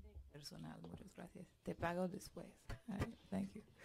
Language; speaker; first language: Spanish; non-native, fluent; English